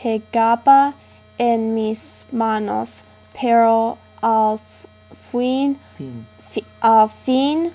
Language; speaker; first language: Spanish; non-native, learner; English